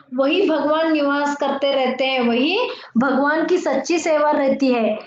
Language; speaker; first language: Hindi; non-native, local second language; Kannada